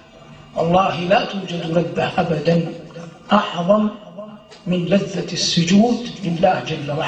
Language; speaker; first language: Arabic; native; Arabic